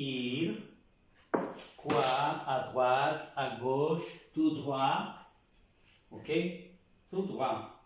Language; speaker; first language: French; non-native, fluent; Spanish